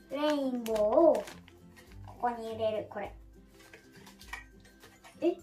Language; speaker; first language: Japanese; early bilingual, other home language; Indonesian